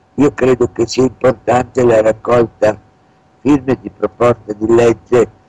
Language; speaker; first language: Italian; native; Italian